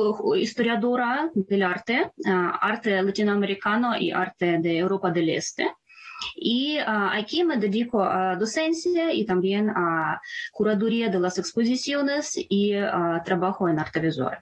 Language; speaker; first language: Spanish; non-native, fluent; Ukrainian